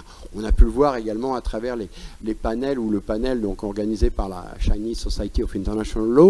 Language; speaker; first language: French; native; French